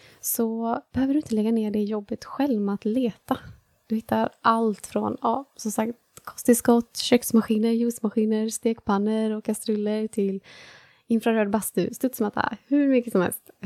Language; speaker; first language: Swedish; native; Swedish